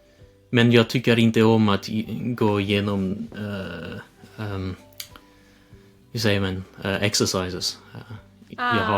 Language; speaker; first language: Swedish; early bilingual, heritage; Swedish